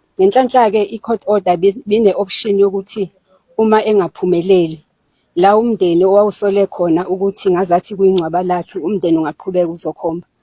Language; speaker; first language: Zulu; native; Zulu